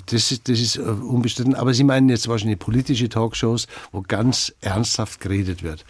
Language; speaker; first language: German; native; German